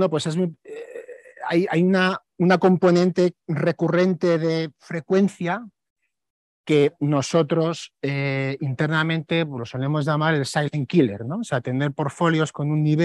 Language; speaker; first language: Spanish; native; Spanish